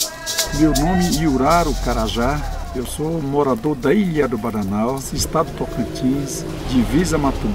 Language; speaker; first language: Portuguese; non-native, local second language; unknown